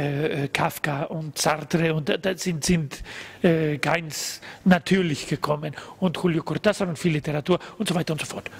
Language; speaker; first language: German; non-native, learner; Spanish